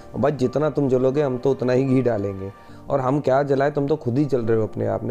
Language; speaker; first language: Hindi; native; Hindi